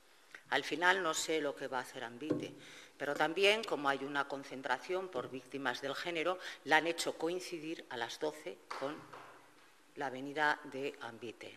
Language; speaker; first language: Spanish; native; Spanish